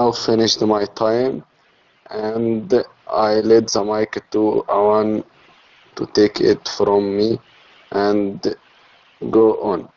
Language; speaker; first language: English; non-native, learner; Arabic